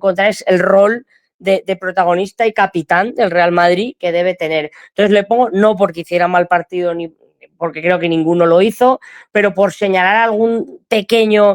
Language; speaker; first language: Spanish; native; Spanish